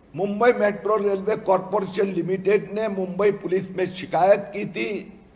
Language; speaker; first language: Hindi; non-native, local second language; Gujarati